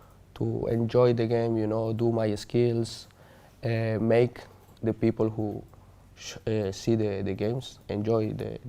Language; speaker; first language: English; non-native, learner; Spanish